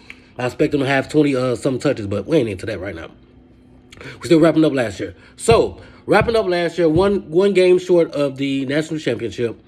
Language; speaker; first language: English; native; English